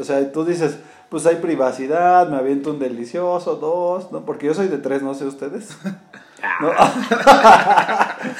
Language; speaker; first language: Spanish; native; Spanish